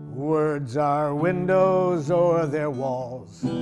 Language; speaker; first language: English; native; English